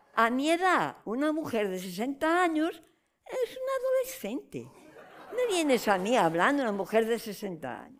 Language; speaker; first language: Spanish; non-native, local second language; Galician